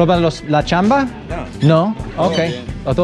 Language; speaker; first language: Spanish; non-native, learner; English